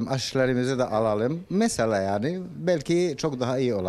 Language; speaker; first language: Turkish; non-native, fluent; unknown